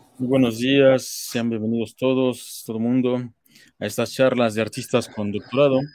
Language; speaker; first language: Spanish; native; Spanish